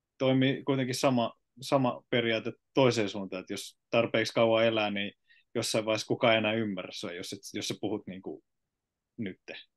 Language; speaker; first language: Finnish; native; Finnish